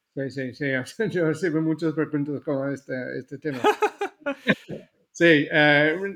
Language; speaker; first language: Spanish; non-native, learner; English